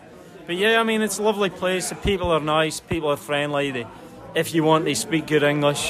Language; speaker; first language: English; native; English